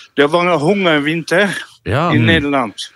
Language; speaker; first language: Norwegian; non-native, fluent; Dutch